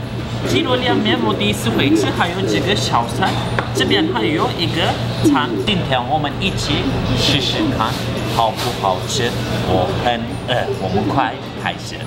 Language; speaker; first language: Chinese; non-native, fluent; Turkish